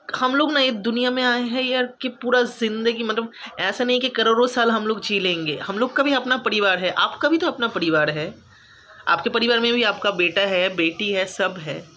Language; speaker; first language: Hindi; non-native, local second language; Bangla